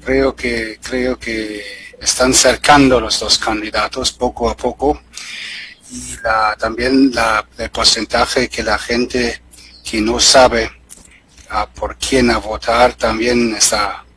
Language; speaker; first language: Spanish; non-native, fluent; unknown